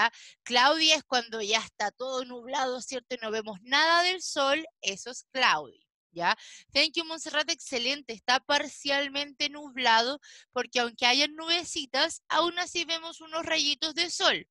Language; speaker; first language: Spanish; native; Spanish